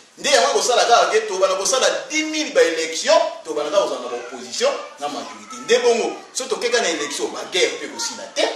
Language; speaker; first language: Lingala; non-native, local second language; Kongo